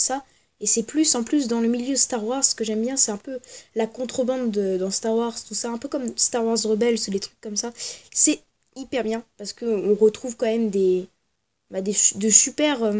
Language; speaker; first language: French; native; French